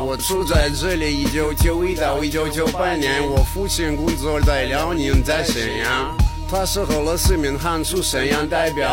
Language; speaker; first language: Chinese; non-native, learner; Russian